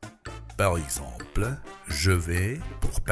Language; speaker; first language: French; non-native, fluent; Russian